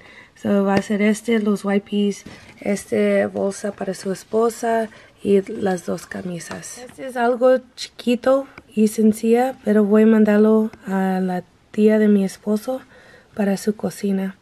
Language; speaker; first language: Spanish; non-native, learner; English